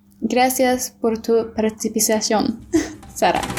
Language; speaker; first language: Spanish; non-native, learner; Swedish